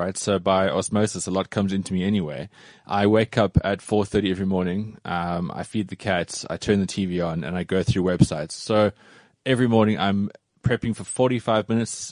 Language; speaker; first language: English; native; English